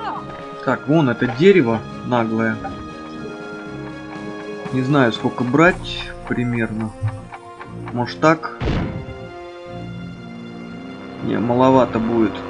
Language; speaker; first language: Russian; native; Russian